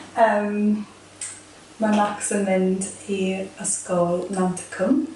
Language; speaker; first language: Welsh; non-native, learner; English